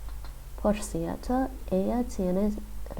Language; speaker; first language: Spanish; non-native, learner; English